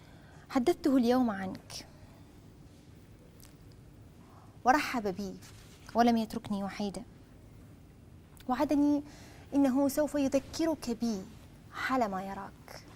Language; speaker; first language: Arabic; native; Arabic